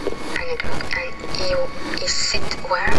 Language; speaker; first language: English; non-native, fluent; French